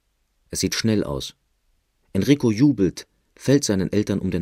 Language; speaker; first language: German; native; German